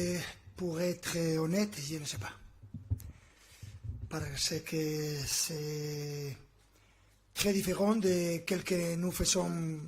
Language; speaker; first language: French; non-native, fluent; Spanish